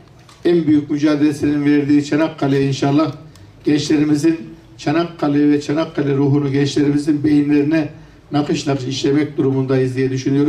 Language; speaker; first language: Turkish; native; Turkish